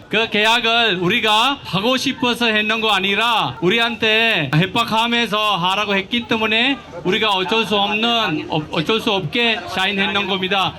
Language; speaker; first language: Korean; non-native, fluent; Sinhala